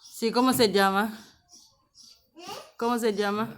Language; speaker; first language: Spanish; non-native, fluent; Haitian Creole